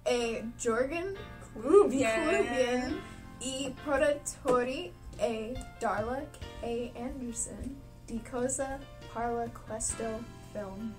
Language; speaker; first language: Italian; non-native, learner; English